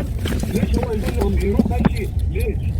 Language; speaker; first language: Arabic; non-native, learner; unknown